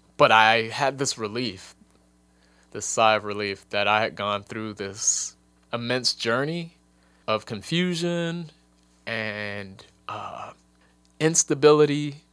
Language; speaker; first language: English; native; English